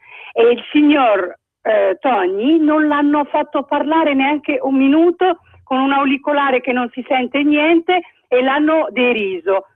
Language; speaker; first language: Italian; non-native, fluent; Arabic